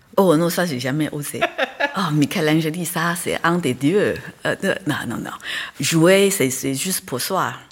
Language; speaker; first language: French; non-native, fluent; Chinese